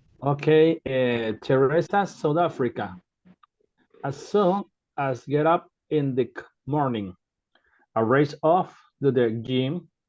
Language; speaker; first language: English; non-native, learner; Spanish